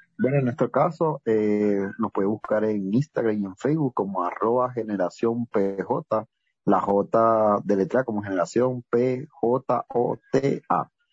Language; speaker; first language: Spanish; native; Spanish